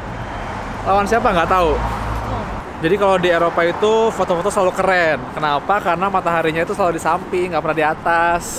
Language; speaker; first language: Indonesian; native; Indonesian